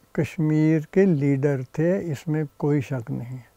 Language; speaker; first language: Hindi; native; Hindi